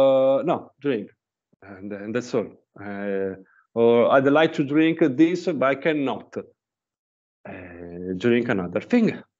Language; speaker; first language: English; non-native, learner; Italian